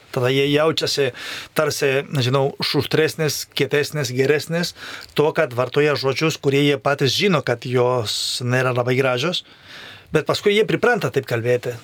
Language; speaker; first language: Lithuanian; non-native, fluent; Spanish